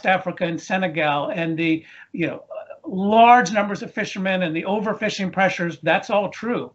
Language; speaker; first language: English; native; English